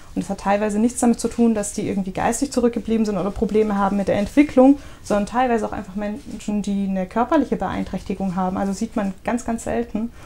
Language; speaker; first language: German; early bilingual, other home language; Russian